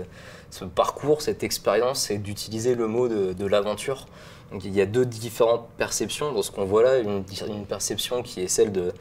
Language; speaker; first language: French; native; French